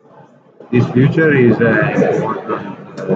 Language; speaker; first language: English; non-native, learner; Italian